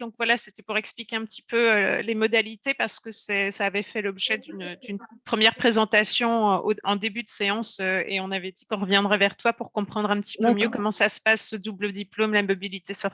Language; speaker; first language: French; native; French